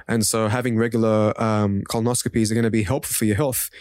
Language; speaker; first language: English; non-native, local second language; Kurdish